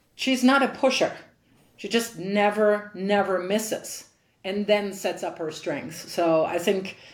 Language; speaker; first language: English; non-native, fluent; German